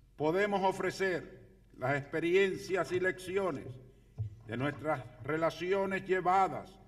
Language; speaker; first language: Spanish; native; Spanish